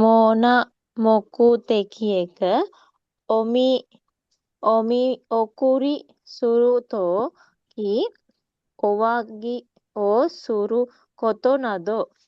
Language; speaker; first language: Japanese; non-native, learner; Sinhala